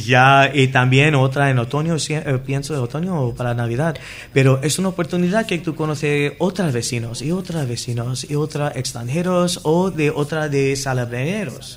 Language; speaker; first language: Spanish; non-native, learner; English